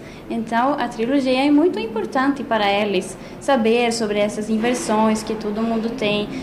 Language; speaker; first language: Portuguese; non-native, fluent; Swedish